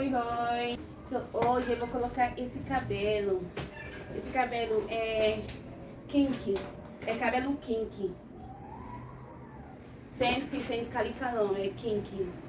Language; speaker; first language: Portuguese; non-native, learner; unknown